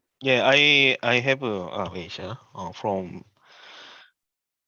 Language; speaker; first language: English; non-native, learner; Korean